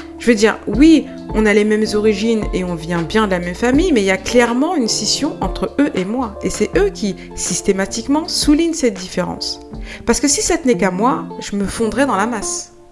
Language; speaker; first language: French; native; French